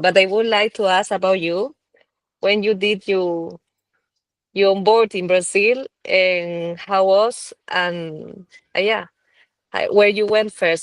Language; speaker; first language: English; non-native, fluent; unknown